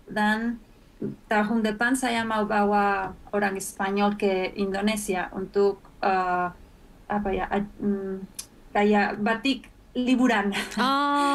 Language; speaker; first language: Indonesian; non-native, fluent; Spanish